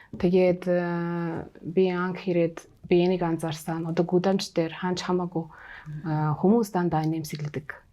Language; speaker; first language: Mongolian; non-native, fluent; Hungarian